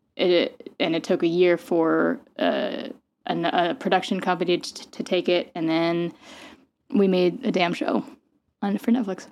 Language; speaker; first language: English; native; English